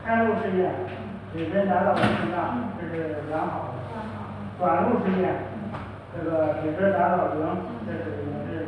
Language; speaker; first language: Chinese; native; Chinese